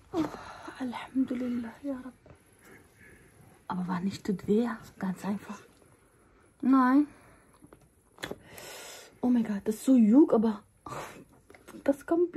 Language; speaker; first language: German; non-native, learner; Somali